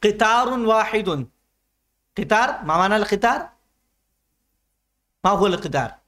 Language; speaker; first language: Arabic; non-native, learner; Urdu